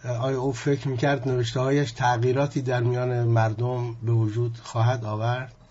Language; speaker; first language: Persian; native; Persian